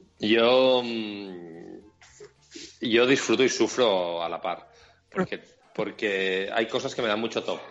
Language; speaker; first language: Spanish; non-native, local second language; Catalan